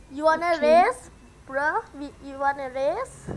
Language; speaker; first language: English; non-native, learner; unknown